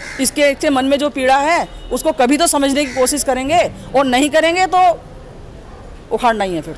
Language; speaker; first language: Hindi; native; Hindi